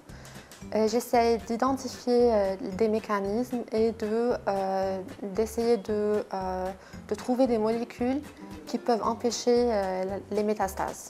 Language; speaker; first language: French; non-native, local second language; Arabic